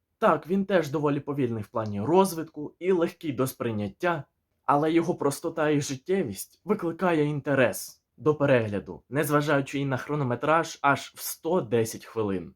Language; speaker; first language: Ukrainian; native; Ukrainian